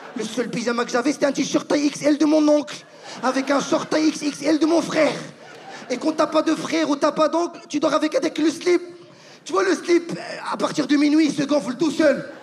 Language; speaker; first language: French; non-native, local second language; Arabic